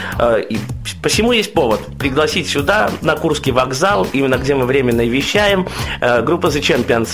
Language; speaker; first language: Russian; native; Russian